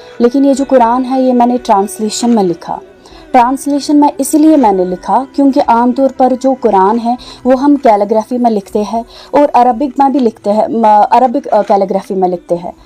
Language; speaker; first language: Urdu; non-native, local second language; Kashmiri